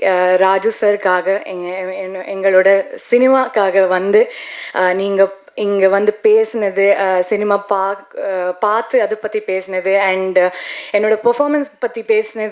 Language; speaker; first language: Tamil; non-native, learner; Kannada